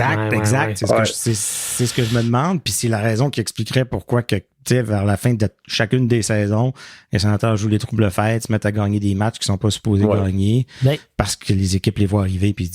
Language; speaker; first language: French; native; French